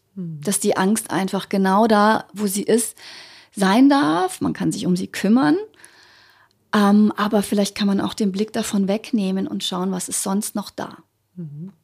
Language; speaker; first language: German; early bilingual, other home language; Croatian